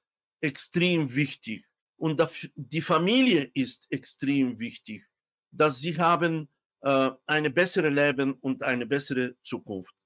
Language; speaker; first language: German; non-native, fluent; Romany